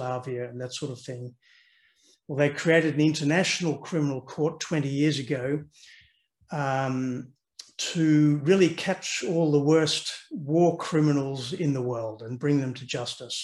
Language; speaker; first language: English; native; English